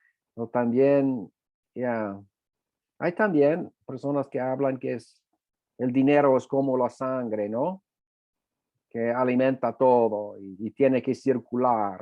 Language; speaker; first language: Spanish; non-native, fluent; English